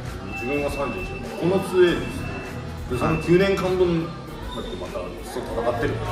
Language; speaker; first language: Japanese; native; Japanese